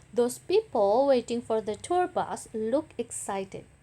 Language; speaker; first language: English; non-native, fluent; Indonesian